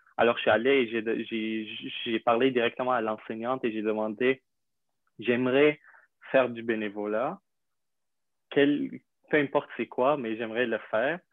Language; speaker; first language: French; non-native, fluent; Arabic